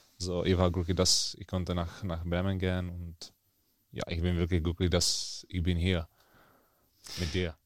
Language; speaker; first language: German; non-native, learner; Czech